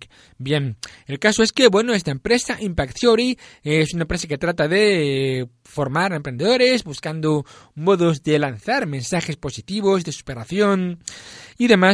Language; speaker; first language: Spanish; native; Spanish